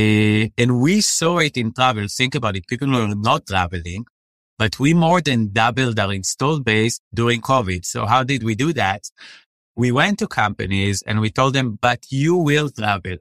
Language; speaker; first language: English; non-native, fluent; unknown